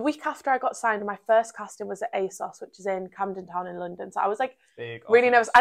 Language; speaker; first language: English; native; English